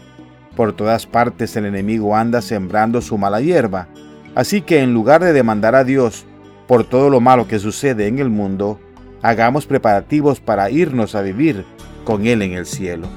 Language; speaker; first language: Spanish; native; Spanish